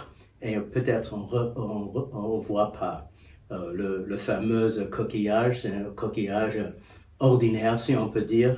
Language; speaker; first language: French; non-native, fluent; English